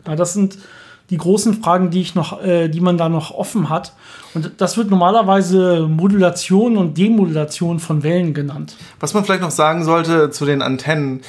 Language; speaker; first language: German; native; German